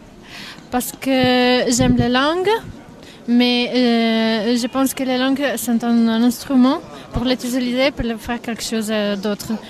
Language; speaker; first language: French; non-native, fluent; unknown